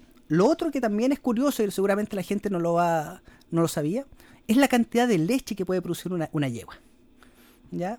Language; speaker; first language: Spanish; native; Spanish